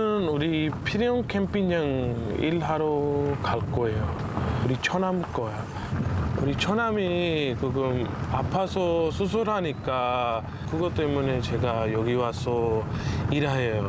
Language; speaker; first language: Korean; non-native, learner; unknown